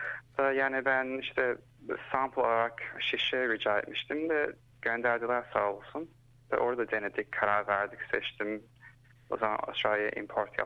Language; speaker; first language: Turkish; early bilingual, heritage; Turkish